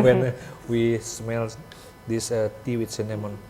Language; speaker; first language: English; non-native, fluent; Indonesian